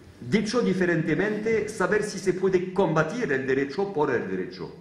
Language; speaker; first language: Spanish; non-native, fluent; French